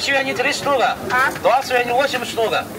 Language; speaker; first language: Russian; non-native, learner; Chinese